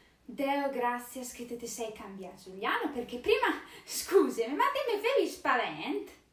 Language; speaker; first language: Italian; native; Italian